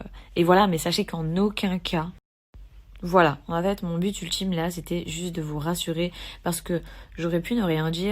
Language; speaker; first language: French; native; French